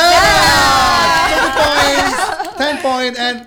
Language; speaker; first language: English; non-native, learner; Indonesian